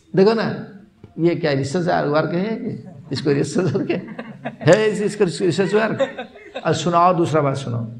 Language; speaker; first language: Hindi; non-native, local second language; Odia